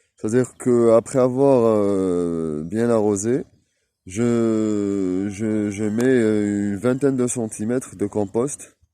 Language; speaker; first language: French; non-native, local second language; Arabic